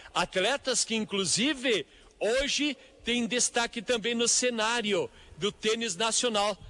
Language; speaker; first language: Portuguese; native; Portuguese